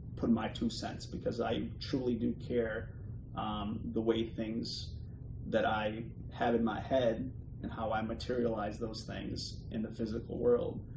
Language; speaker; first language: English; early bilingual, other home language; Bosnian